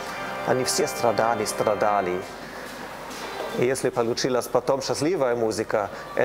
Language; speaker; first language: Russian; non-native, learner; German